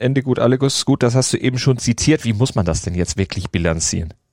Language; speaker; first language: German; native; German